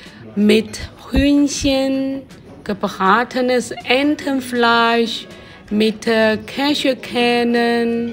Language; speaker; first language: German; non-native, learner; Chinese